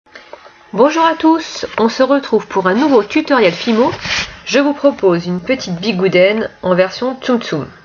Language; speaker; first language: French; native; French